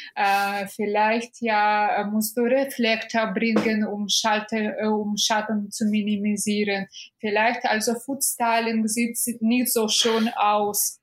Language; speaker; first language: German; non-native, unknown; Russian